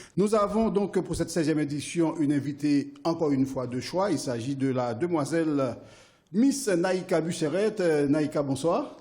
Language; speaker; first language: French; non-native, local second language; Haitian Creole